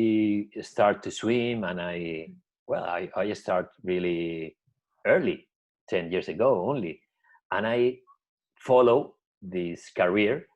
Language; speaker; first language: English; non-native, learner; Spanish